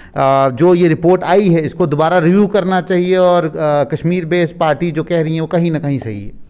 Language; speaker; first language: Hindi; non-native, local second language; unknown